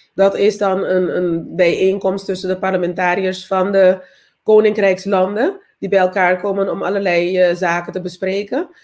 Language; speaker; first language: Dutch; non-native, local second language; Papiamento